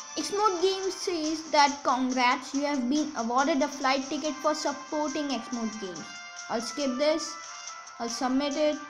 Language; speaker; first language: English; non-native, local second language; Hindi